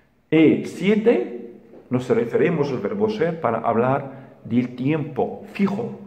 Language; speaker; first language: Spanish; non-native, fluent; Arabic